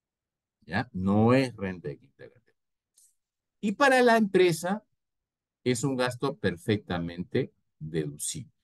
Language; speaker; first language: Spanish; native; Spanish